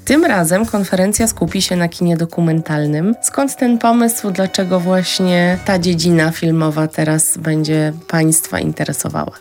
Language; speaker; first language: Polish; native; Polish